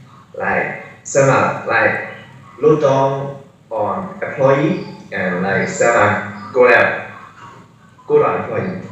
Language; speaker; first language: English; non-native, learner; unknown